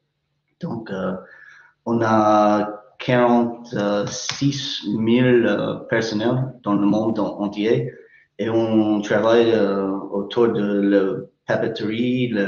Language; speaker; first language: French; non-native, fluent; English